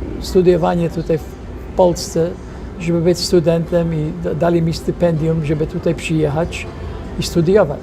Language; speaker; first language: Polish; non-native, fluent; English